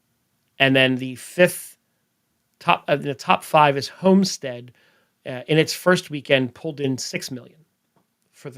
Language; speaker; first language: English; native; English